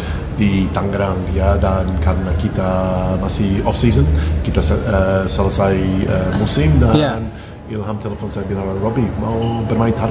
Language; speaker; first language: Indonesian; non-native, fluent; English